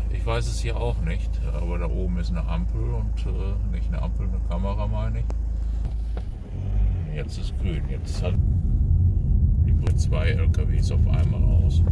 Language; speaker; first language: German; native; German